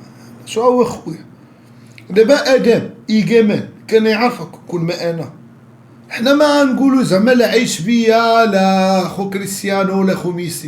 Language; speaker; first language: Arabic; native; Arabic